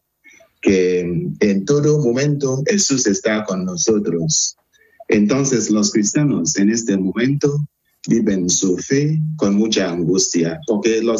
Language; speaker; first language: Spanish; non-native, fluent; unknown